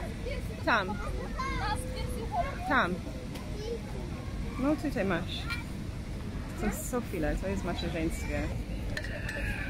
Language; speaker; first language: Polish; non-native, fluent; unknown